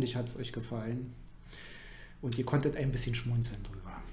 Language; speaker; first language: German; native; German